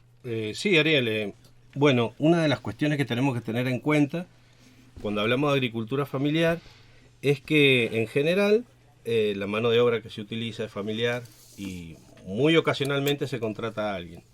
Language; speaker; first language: Spanish; native; Spanish